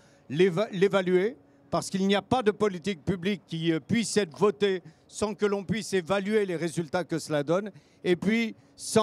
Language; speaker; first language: French; native; French